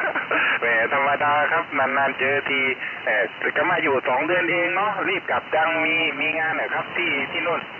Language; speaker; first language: Thai; native; Thai